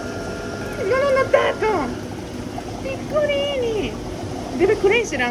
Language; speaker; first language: Italian; non-native, learner; Japanese